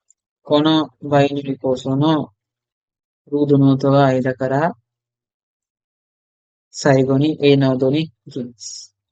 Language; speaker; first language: Japanese; non-native, fluent; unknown